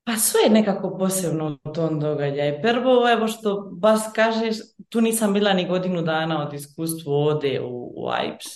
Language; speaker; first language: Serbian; early bilingual, heritage; Bosnian